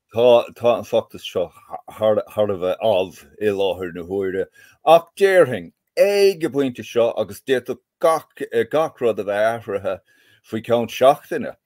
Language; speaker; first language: Irish; native; Irish